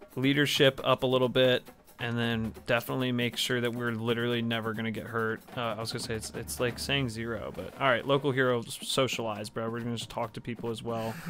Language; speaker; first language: English; native; English